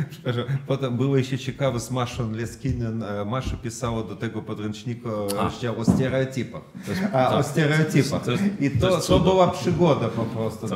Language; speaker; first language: Polish; non-native, fluent; Russian